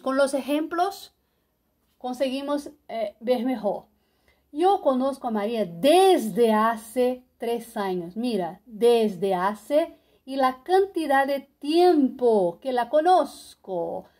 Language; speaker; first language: Spanish; non-native, fluent; Portuguese